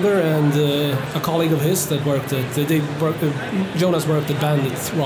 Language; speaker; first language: English; non-native, fluent; Swedish